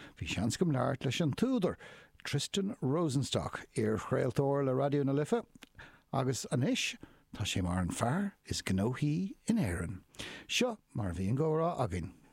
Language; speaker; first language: Irish; non-native, local second language; English